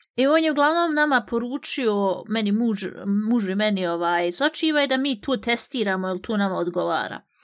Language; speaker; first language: Bosnian; early bilingual, heritage; Bosnian